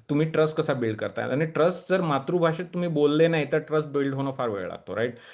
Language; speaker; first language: Marathi; native; Marathi